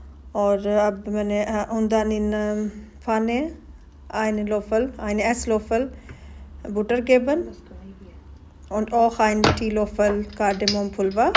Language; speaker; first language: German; non-native, learner; Hindi